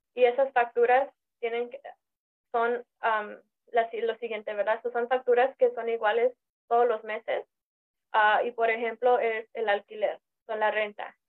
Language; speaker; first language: Spanish; early bilingual, heritage; Spanish